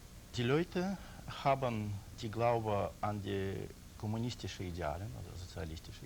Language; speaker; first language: German; non-native, learner; Russian